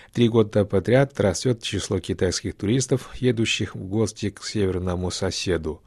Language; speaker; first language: Russian; non-native, fluent; Chinese